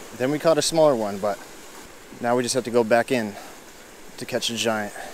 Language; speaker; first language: English; native; English